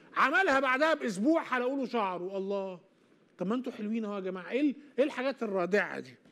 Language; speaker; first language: Arabic; native; Arabic